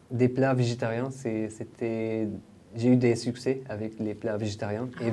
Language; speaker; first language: French; non-native, fluent; Arabic